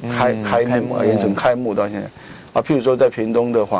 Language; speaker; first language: Chinese; native; Chinese